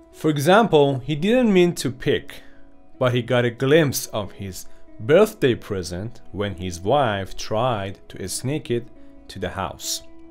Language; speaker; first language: English; non-native, fluent; Persian